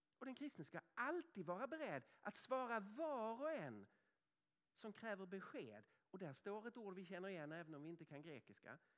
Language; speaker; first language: Swedish; native; Swedish